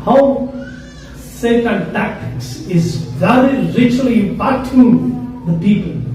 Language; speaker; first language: English; non-native, local second language; Kannada